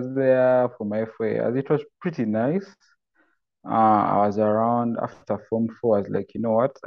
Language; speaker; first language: English; non-native, local second language; Ganda